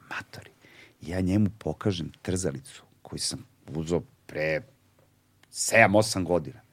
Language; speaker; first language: Serbian; native; Serbian